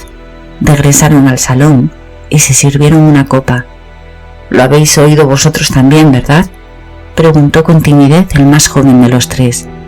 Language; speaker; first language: Spanish; native; Spanish